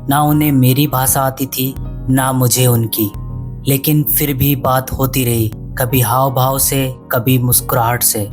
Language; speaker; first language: Hindi; native; Hindi